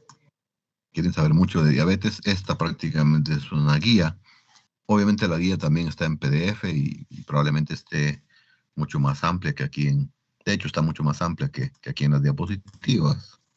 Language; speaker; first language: Spanish; native; Spanish